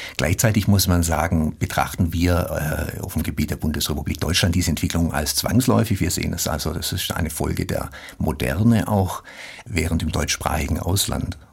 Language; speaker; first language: German; native; German